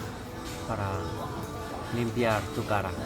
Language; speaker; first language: Spanish; non-native, learner; Korean